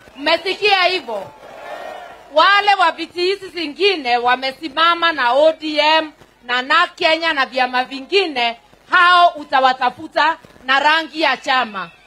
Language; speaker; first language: Swahili; non-native, local second language; Kikuyu